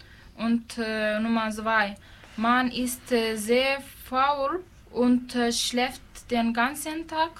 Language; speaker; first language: German; non-native, learner; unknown